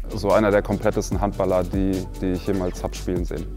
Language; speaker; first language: German; native; German